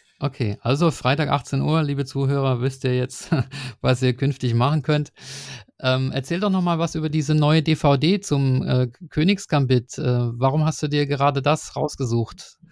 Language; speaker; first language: German; native; German